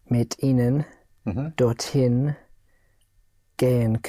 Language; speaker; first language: German; non-native, learner; English